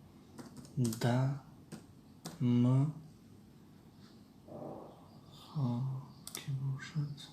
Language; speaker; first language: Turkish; non-native, fluent; Tajik